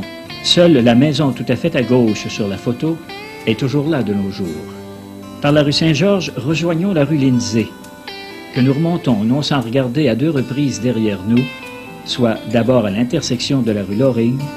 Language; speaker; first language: French; native; French